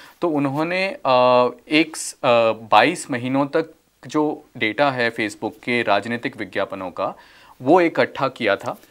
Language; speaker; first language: Hindi; native; Hindi